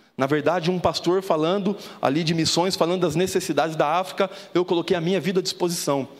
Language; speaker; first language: Portuguese; native; Portuguese